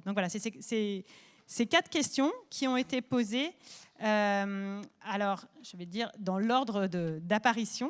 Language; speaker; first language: French; native; French